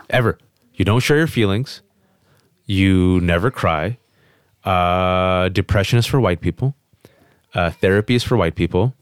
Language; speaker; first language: English; early bilingual, other home language; Urdu